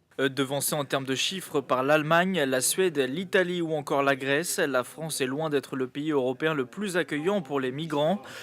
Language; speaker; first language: French; native; French